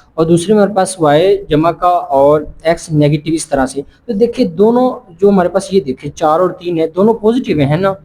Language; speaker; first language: Urdu; non-native, local second language; Punjabi